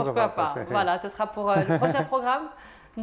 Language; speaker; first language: French; native; French